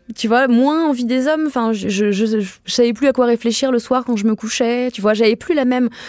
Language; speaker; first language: French; native; French